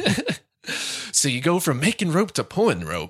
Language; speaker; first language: English; native; English